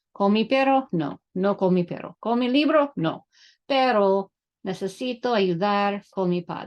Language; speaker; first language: Spanish; non-native, fluent; English